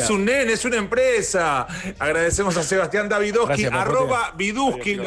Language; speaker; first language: Spanish; native; Spanish